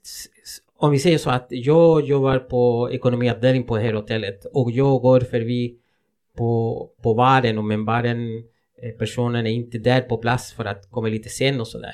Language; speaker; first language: Swedish; non-native, fluent; Spanish